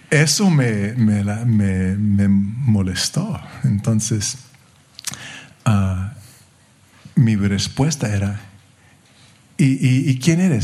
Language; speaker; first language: Spanish; early bilingual, heritage; English